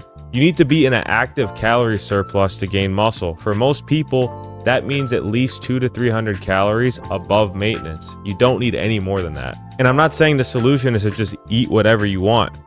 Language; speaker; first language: English; native; English